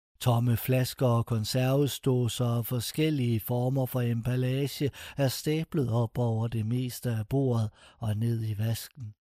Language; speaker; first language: Danish; native; Danish